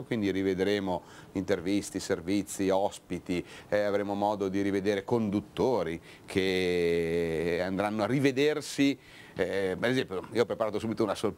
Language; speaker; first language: Italian; native; Italian